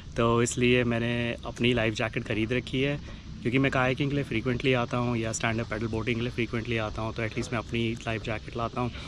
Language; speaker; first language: Hindi; native; Hindi